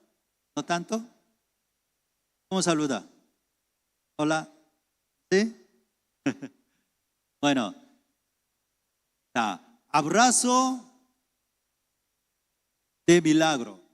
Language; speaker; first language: Spanish; non-native, fluent; Korean